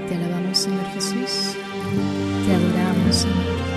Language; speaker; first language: Spanish; native; Spanish